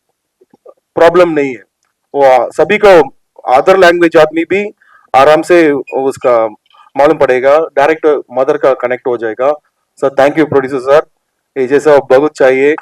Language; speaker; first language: Hindi; non-native, local second language; Telugu